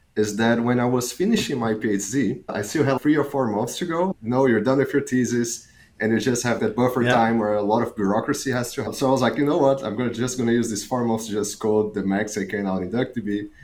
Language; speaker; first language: English; non-native, fluent; Portuguese